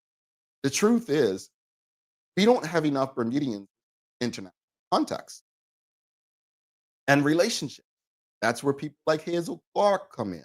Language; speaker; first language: English; native; English